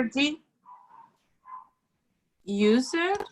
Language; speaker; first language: English; non-native, learner; Spanish